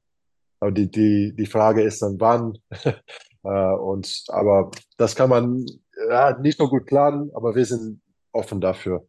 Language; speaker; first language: German; non-native, fluent; English